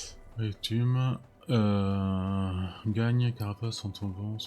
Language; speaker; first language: French; native; French